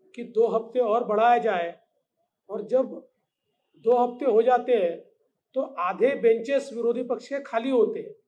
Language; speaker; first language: Hindi; non-native, local second language; Marathi